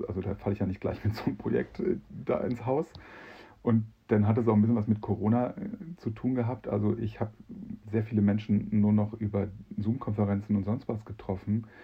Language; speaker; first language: German; native; German